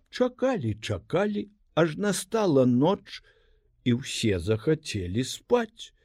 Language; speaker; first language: Belarusian; native; Belarusian